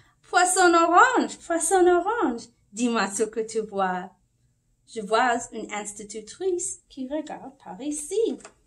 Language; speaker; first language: French; non-native, fluent; English